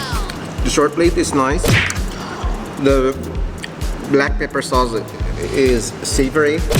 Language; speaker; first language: English; non-native, local second language; Filipino